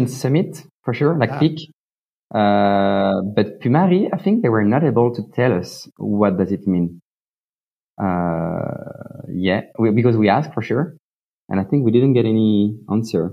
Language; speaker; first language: English; non-native, fluent; French